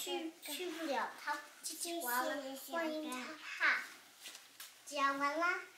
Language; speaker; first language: Chinese; early bilingual, heritage; Chinese